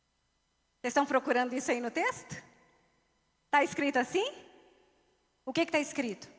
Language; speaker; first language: Portuguese; native; Portuguese